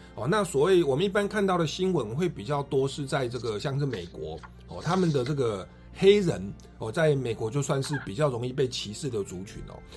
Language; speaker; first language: Chinese; non-native, local second language; Min Nan Chinese